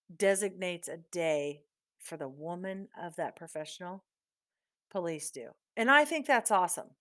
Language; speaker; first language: English; native; English